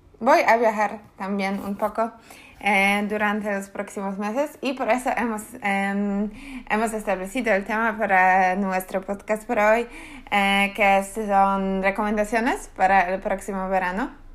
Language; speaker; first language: Spanish; non-native, learner; Polish